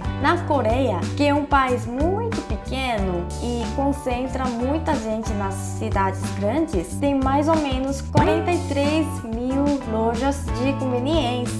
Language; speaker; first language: Portuguese; non-native, fluent; Korean